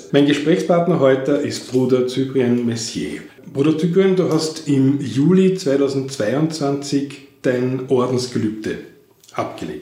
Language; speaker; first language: German; native; German